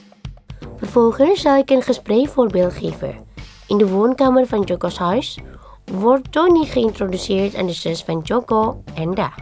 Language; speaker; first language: Dutch; non-native, learner; Indonesian